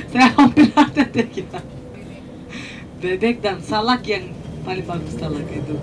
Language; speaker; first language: Indonesian; non-native, learner; Turkish